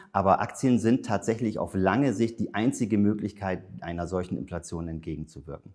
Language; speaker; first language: German; native; German